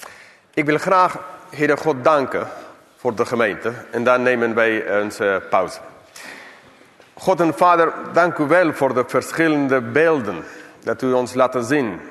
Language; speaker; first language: Dutch; non-native, fluent; English